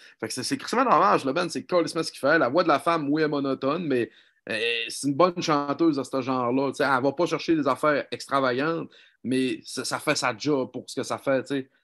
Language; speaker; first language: French; native; French